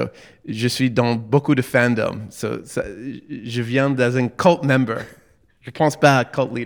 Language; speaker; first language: French; non-native, learner; English